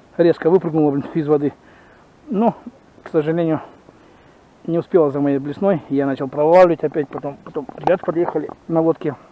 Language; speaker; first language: Russian; native; Russian